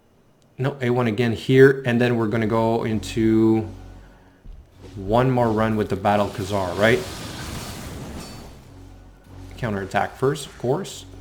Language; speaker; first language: English; native; English